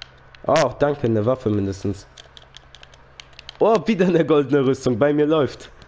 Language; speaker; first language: German; native; German